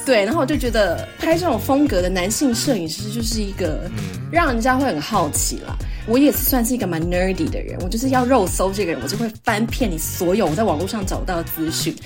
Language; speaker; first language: Chinese; native; Chinese